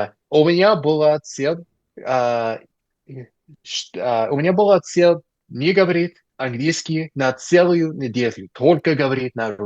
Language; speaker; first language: Russian; non-native, learner; English